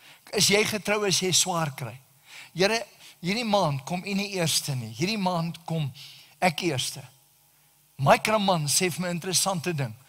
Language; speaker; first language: Afrikaans; native; Afrikaans